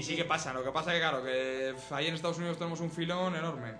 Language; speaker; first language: Spanish; native; Spanish